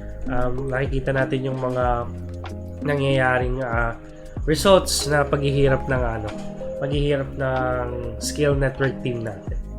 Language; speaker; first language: Filipino; native; Filipino